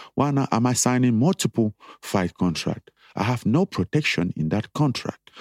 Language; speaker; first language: English; non-native, local second language; French